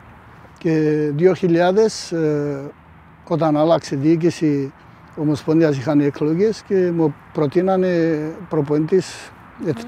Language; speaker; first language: Greek; non-native, fluent; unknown